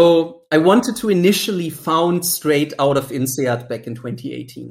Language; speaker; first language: English; non-native, fluent; German